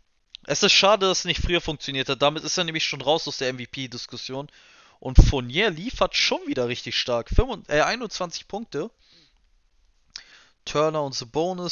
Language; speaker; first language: German; native; German